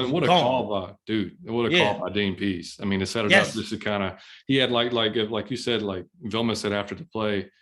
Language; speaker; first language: English; native; English